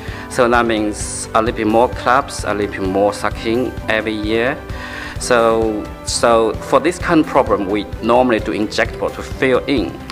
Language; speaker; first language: English; non-native, fluent; Chinese